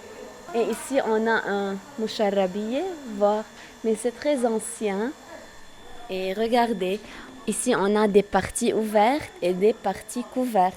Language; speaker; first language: French; non-native, local second language; Arabic